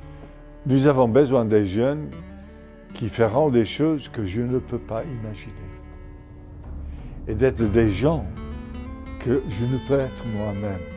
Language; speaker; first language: French; non-native, fluent; English